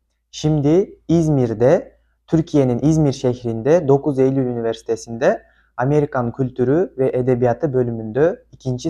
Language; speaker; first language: Turkish; non-native, fluent; Kyrgyz